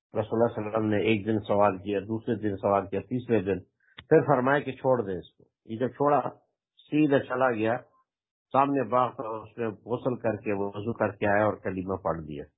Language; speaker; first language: Urdu; non-native, local second language; Pashto